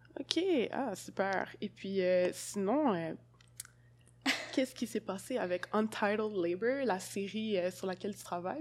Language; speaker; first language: French; native; French